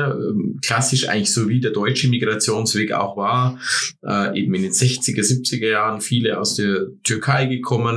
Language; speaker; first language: German; native; German